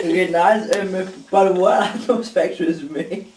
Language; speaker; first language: English; non-native, learner; Danish